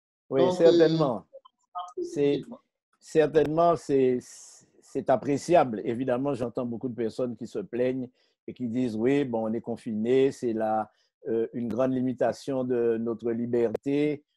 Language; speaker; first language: French; native; French